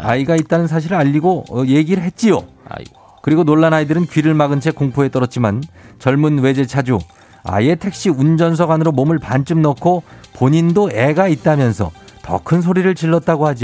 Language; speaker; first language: Korean; native; Korean